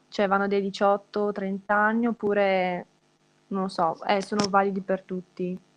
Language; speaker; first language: Italian; native; Italian